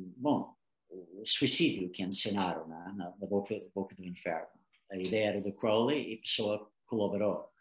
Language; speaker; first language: Portuguese; non-native, fluent; English